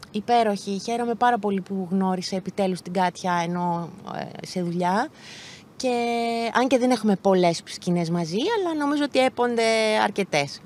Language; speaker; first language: Greek; native; Greek